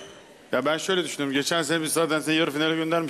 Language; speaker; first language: Turkish; native; Turkish